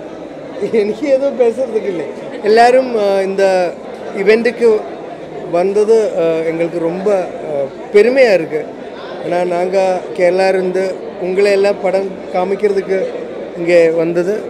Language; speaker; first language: Tamil; non-native, learner; Malayalam